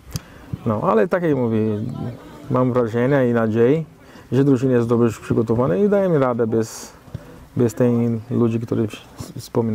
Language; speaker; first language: Polish; non-native, fluent; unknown